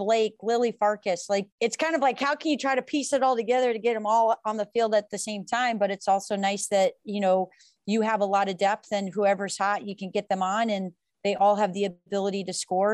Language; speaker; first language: English; native; English